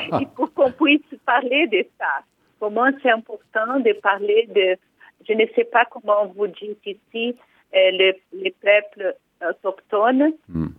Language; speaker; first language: French; non-native, fluent; Portuguese